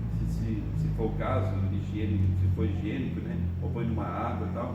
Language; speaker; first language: Portuguese; native; Portuguese